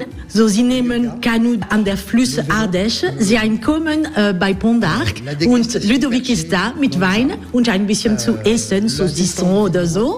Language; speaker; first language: German; non-native, learner; French